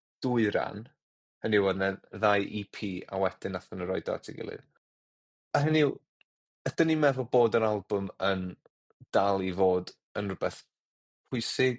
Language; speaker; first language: Welsh; native; Welsh